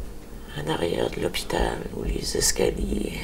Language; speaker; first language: French; native; French